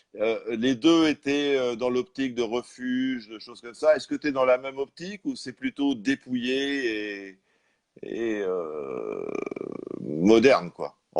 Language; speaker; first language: French; native; French